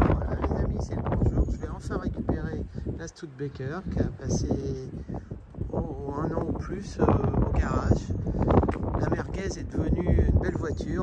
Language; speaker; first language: French; native; French